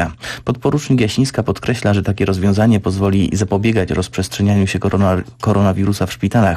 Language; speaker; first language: Polish; native; Polish